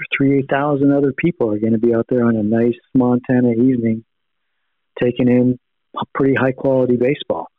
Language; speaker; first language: English; native; English